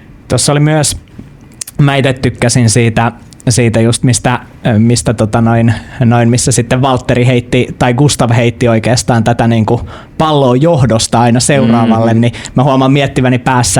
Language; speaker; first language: Finnish; native; Finnish